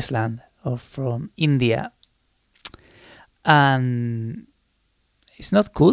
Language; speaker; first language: English; non-native, fluent; Spanish